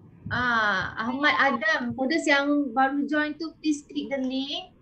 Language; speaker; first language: English; non-native, local second language; Malay